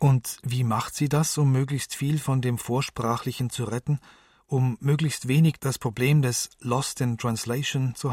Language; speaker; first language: German; native; German